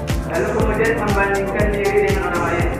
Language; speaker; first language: Indonesian; native; Indonesian